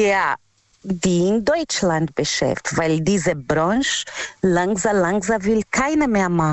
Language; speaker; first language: German; non-native, learner; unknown